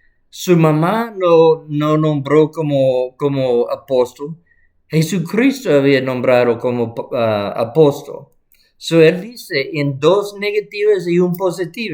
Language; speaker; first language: Spanish; non-native, fluent; English